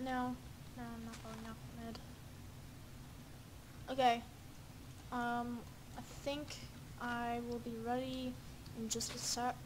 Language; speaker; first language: English; native; English